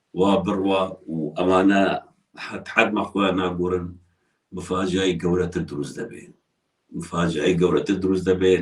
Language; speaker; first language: Central Kurdish; non-native, local second language; Kurdish